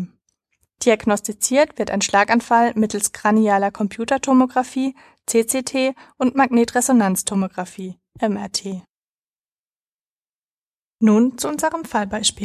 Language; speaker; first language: German; native; German